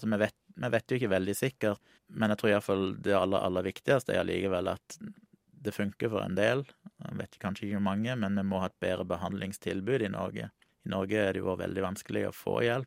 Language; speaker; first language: Norwegian; native; Norwegian